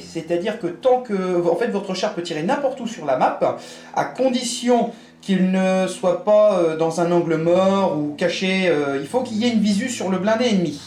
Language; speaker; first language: French; native; French